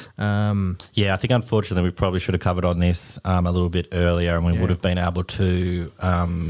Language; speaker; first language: English; native; English